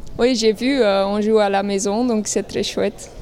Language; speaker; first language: French; non-native, local second language; Dutch